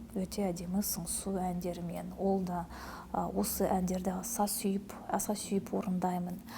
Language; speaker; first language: Kazakh; non-native, local second language; Russian